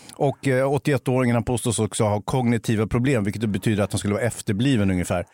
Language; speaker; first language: Swedish; native; Swedish